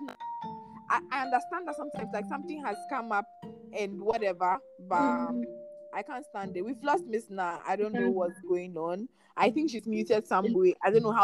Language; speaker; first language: English; non-native, local second language; Akan